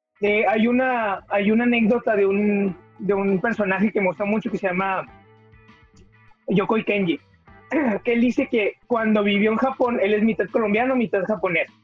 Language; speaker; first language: Spanish; native; Spanish